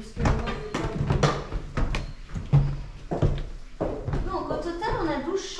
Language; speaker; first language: French; native; French